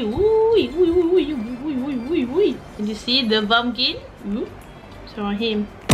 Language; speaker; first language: English; non-native, local second language; Malay